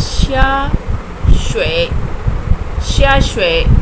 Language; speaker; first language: Chinese; non-native, fluent; Urdu